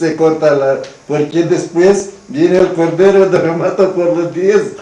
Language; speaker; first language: Spanish; non-native, learner; Romanian